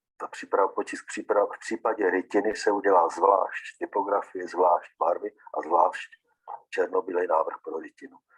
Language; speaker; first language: Czech; native; Czech